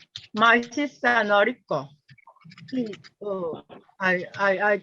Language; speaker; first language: English; non-native, learner; Japanese